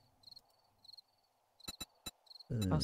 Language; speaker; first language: German; native; German